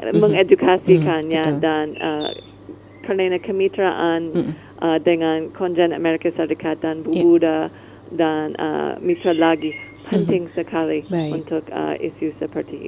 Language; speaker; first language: Indonesian; non-native, learner; English